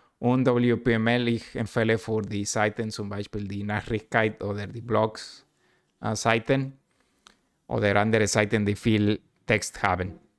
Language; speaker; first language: German; non-native, learner; Spanish